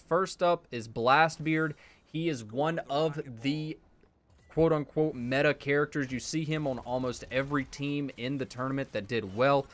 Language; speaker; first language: English; native; English